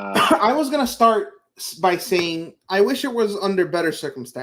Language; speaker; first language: English; native; English